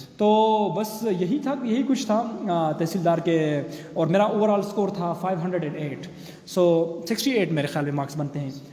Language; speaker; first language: Urdu; non-native, local second language; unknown